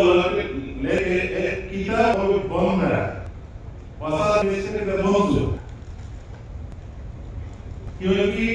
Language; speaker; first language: Hindi; non-native, learner; Bangla